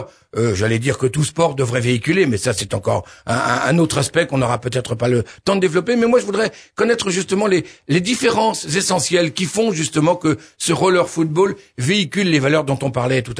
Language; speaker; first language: French; native; French